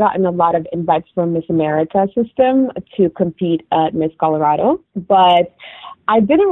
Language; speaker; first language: English; non-native, fluent; Arabic